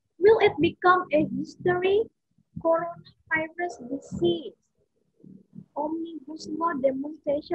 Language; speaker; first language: English; non-native, fluent; Indonesian